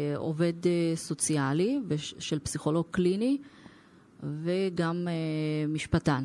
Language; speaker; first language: Hebrew; non-native, fluent; Russian